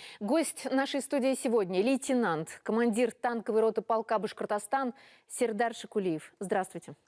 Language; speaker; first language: Russian; native; Russian